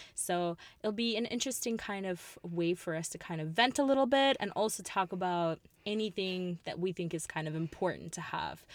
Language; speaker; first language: English; early bilingual, other home language; Russian